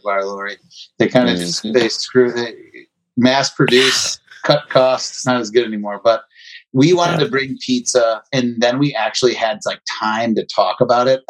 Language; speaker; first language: English; native; English